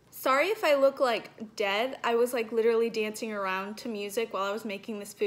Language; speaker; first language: English; native; English